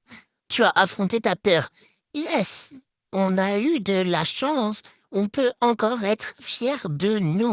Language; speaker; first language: French; native; French